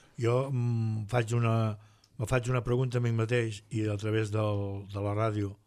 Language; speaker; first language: Catalan; native; Catalan